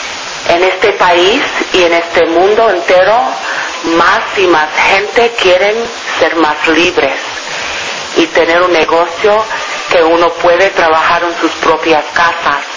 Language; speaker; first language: Spanish; non-native, fluent; English